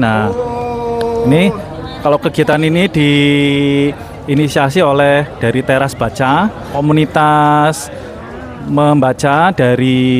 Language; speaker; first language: Indonesian; native; Indonesian